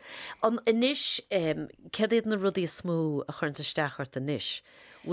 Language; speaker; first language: Irish; native; Irish